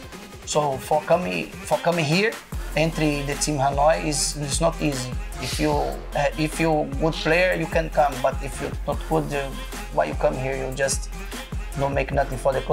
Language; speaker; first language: English; non-native, learner; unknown